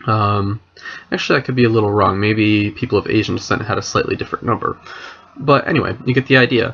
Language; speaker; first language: English; native; English